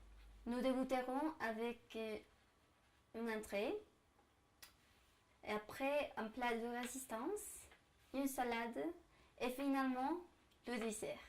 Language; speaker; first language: French; non-native, learner; Spanish